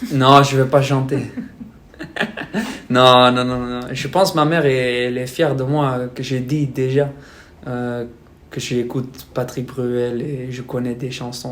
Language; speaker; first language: French; non-native, learner; Dutch